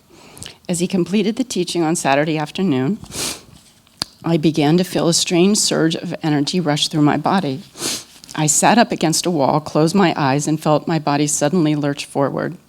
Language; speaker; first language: English; native; English